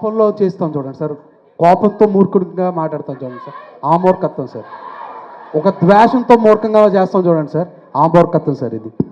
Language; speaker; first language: Telugu; native; Telugu